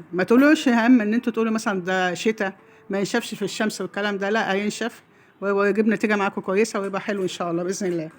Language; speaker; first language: Arabic; native; Arabic